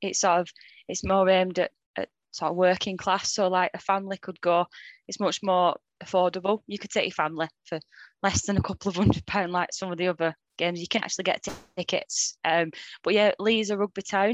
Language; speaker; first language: English; native; English